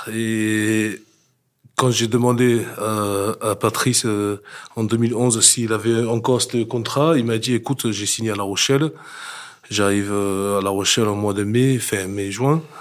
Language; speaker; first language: French; non-native, fluent; English